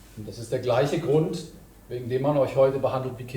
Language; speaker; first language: German; native; German